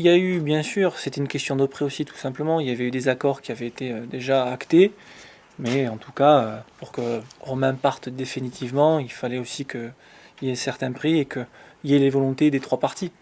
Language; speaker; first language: French; native; French